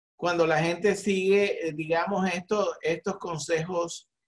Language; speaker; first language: Spanish; native; Spanish